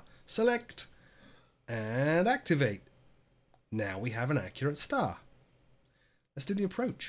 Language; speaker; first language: English; native; English